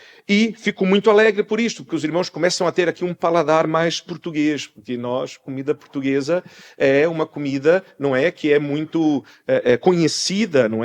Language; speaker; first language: Portuguese; native; Portuguese